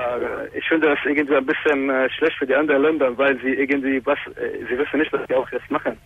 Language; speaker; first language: German; non-native, fluent; Arabic